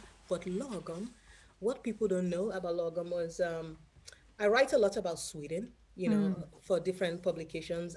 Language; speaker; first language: English; non-native, local second language; Yoruba